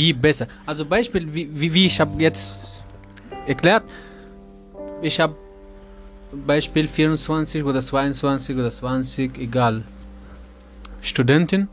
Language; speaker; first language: German; non-native, learner; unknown